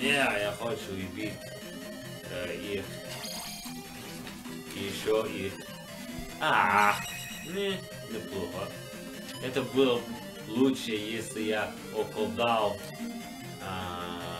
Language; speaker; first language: Russian; non-native, learner; English